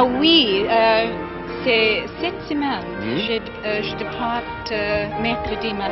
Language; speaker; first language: French; non-native, learner; English